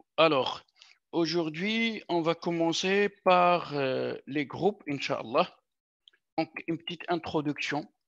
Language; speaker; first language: French; non-native, local second language; Arabic